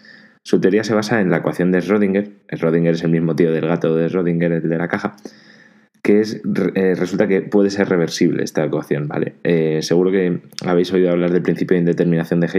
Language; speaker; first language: Spanish; native; Spanish